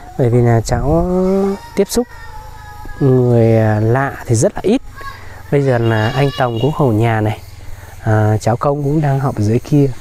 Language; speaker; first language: Vietnamese; non-native, local second language; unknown